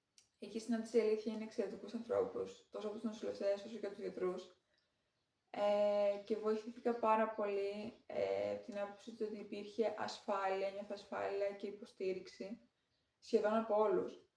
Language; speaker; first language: Greek; native; Greek